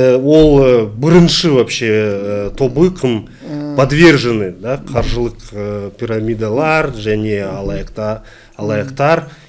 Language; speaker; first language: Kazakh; non-native, local second language; Russian